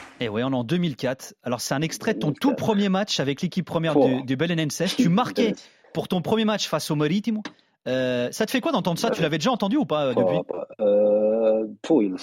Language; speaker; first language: French; native; French